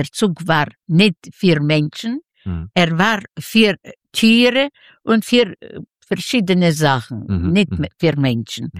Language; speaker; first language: German; non-native, learner; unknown